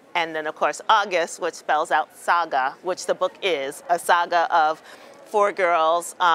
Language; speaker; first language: English; native; English